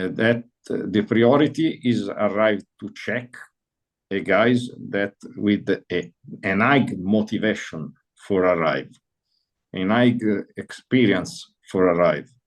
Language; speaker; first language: English; non-native, learner; Italian